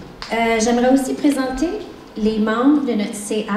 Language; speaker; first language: French; native; French